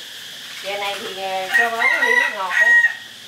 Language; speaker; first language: Vietnamese; native; Vietnamese